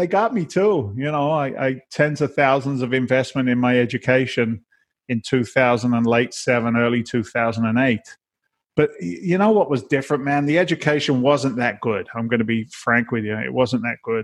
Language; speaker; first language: English; native; English